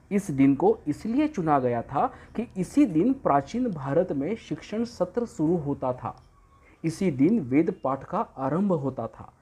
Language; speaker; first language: Hindi; non-native, local second language; Marathi